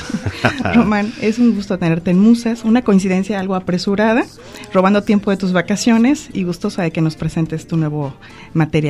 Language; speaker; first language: Spanish; native; Spanish